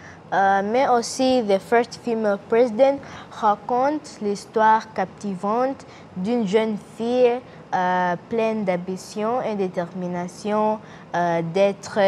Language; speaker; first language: French; non-native, learner; English